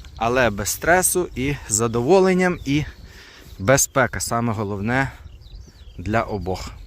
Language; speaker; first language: Ukrainian; non-native, local second language; Russian